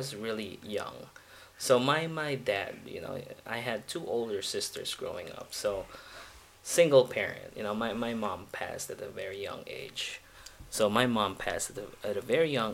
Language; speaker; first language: English; non-native, local second language; Filipino